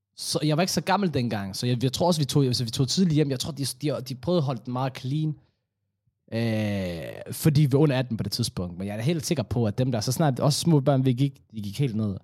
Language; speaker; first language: Danish; early bilingual, other home language; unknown